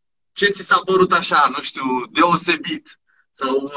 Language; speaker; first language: Romanian; native; Romanian